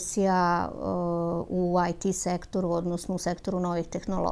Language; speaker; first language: Serbian; native; Serbian